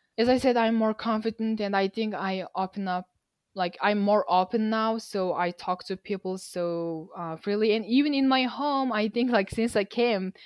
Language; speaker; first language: English; non-native, fluent; Mongolian